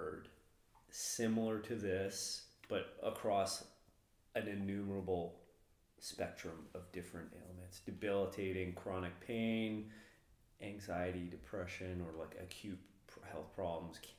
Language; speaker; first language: English; native; English